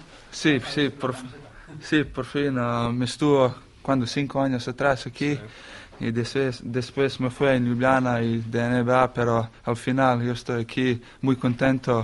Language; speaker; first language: Spanish; non-native, learner; Slovenian